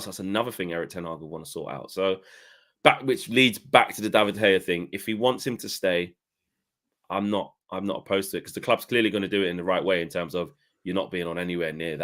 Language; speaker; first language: English; native; English